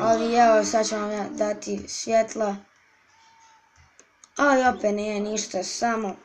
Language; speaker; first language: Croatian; early bilingual, heritage; Serbian